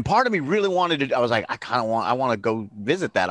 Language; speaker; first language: English; native; English